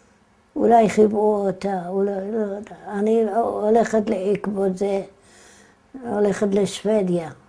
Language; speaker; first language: Hebrew; non-native, fluent; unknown